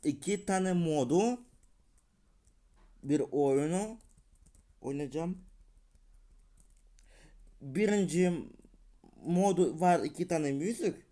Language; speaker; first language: Turkish; non-native, learner; Russian